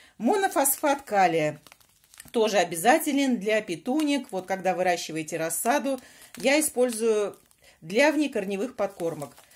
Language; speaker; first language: Russian; native; Russian